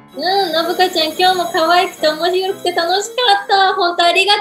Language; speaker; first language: Japanese; native; Japanese